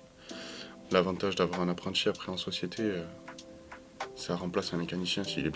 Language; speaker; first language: French; native; French